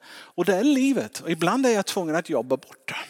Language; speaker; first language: Swedish; non-native, fluent; English